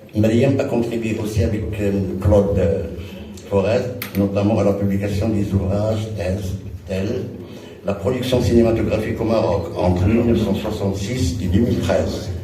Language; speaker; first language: French; non-native, local second language; Arabic